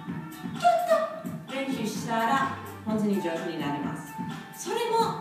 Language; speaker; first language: Japanese; non-native, learner; English